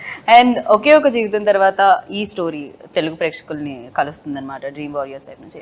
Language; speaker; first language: Telugu; native; Telugu